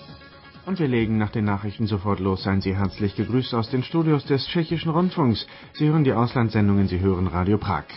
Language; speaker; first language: German; native; German